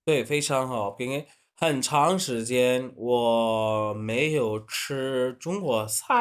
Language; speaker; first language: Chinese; non-native, fluent; Urdu